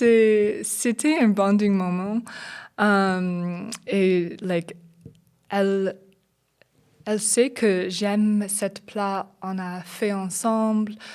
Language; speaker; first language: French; non-native, learner; English